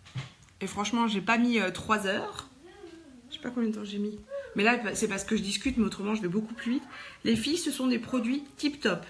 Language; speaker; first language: French; native; French